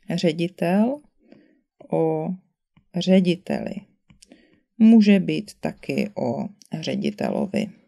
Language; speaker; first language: Czech; native; Czech